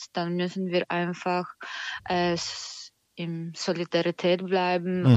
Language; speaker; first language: German; non-native, learner; Ukrainian